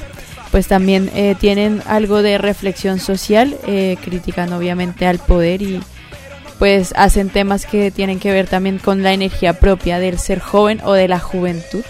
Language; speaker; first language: Spanish; native; Spanish